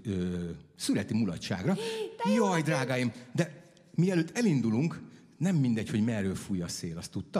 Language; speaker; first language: Hungarian; native; Hungarian